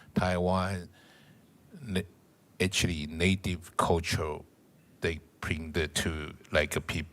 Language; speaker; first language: English; non-native, learner; Chinese